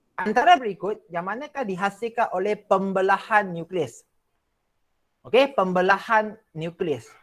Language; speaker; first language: Malay; non-native, local second language; Chinese